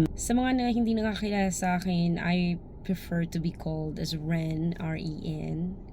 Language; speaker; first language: Filipino; native; Filipino